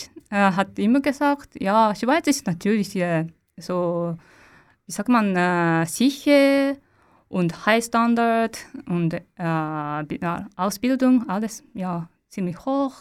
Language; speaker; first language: German; non-native, learner; Japanese